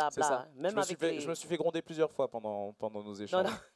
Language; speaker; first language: French; native; French